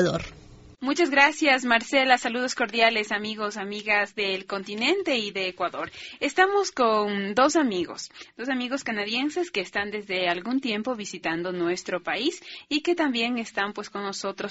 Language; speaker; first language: Spanish; native; Spanish